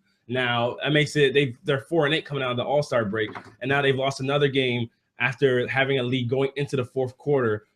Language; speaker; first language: English; native; English